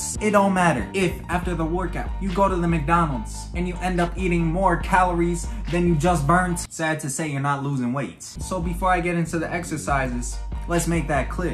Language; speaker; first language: English; native; English